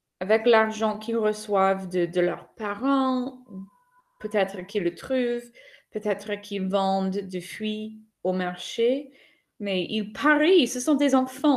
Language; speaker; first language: French; non-native, fluent; English